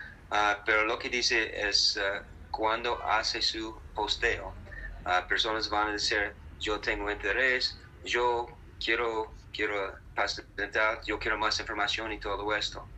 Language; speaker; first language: Spanish; non-native, fluent; English